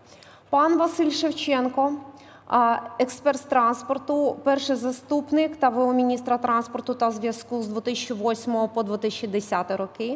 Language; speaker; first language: Ukrainian; native; Ukrainian